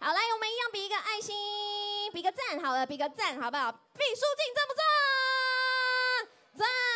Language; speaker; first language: Chinese; native; Chinese